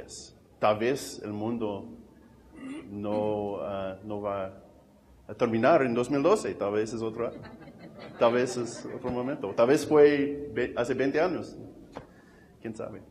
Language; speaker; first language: Spanish; non-native, fluent; English